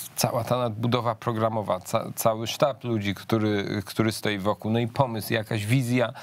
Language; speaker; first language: Polish; native; Polish